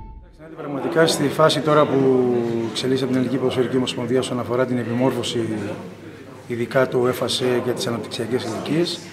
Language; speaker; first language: Greek; native; Greek